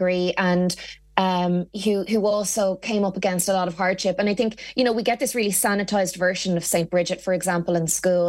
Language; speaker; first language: English; native; English